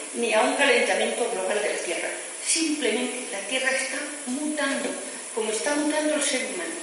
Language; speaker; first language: Spanish; native; Spanish